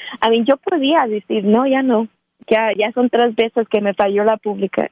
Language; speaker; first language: Spanish; early bilingual, heritage; Spanish